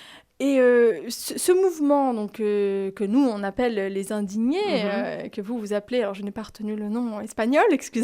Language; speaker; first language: French; native; French